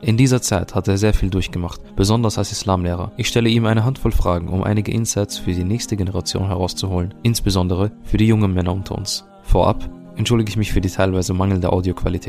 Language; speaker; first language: German; early bilingual, other home language; Arabic